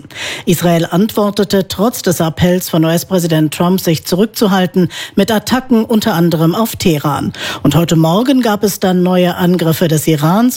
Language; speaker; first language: German; native; German